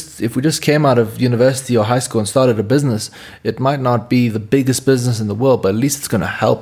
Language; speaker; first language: English; native; English